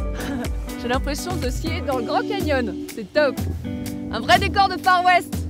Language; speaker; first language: French; native; French